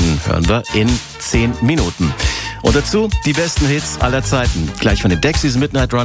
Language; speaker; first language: German; native; German